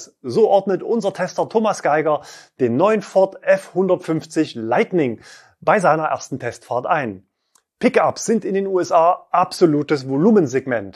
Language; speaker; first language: German; native; German